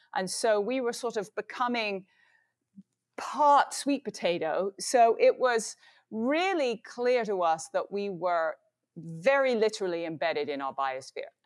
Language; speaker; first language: English; native; English